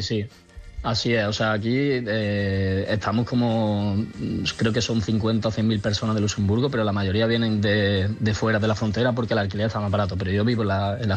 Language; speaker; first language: Spanish; native; Spanish